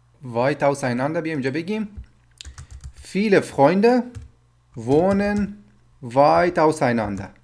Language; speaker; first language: German; non-native, fluent; Persian